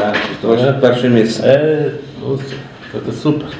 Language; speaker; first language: Ukrainian; non-native, learner; Italian